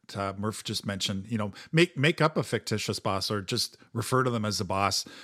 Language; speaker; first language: English; native; English